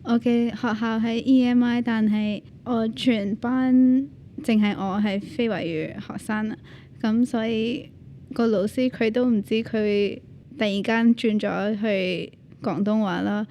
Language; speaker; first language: Cantonese; early bilingual, other home language; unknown